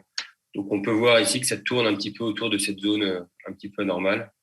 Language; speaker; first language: French; native; French